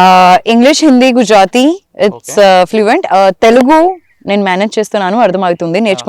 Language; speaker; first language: Telugu; non-native, learner; Gujarati